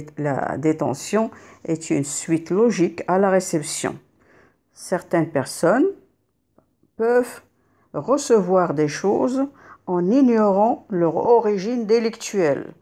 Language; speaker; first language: French; non-native, local second language; Arabic